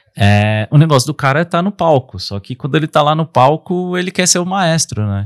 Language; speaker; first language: Portuguese; native; Portuguese